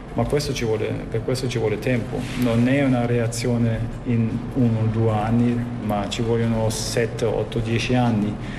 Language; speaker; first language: Italian; non-native, fluent; German